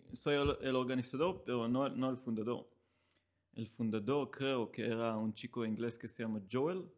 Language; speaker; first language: Spanish; non-native, learner; Hebrew